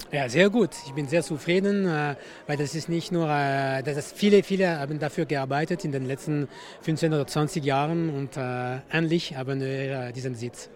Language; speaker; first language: German; non-native, local second language; French